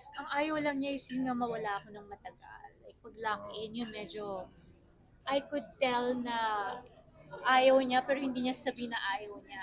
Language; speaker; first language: Filipino; native; Filipino